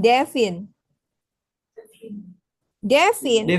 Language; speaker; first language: English; non-native, fluent; Indonesian